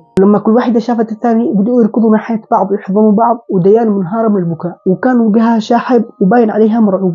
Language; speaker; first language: Arabic; native; Arabic